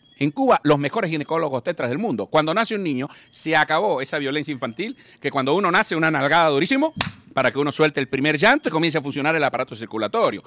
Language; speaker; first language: Spanish; native; Spanish